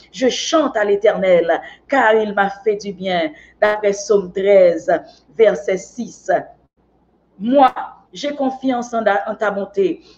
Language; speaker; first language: French; non-native, local second language; Haitian Creole